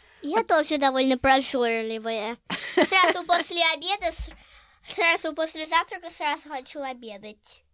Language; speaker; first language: Russian; early bilingual, heritage; Russian